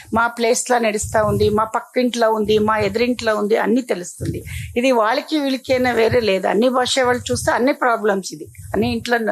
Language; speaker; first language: Telugu; non-native, local second language; Kannada